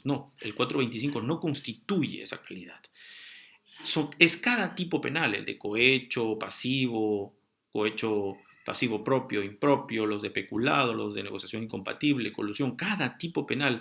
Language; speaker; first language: Spanish; native; Spanish